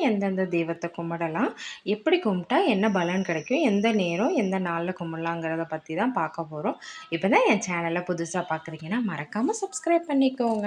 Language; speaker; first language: Tamil; native; Tamil